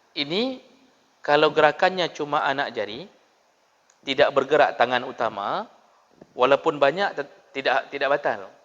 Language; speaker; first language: Malay; non-native, local second language; Achinese